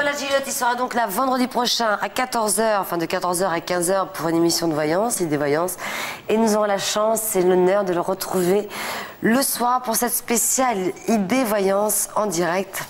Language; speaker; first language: French; native; French